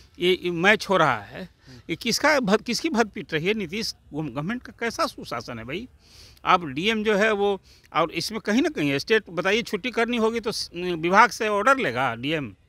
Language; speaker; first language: Hindi; native; Hindi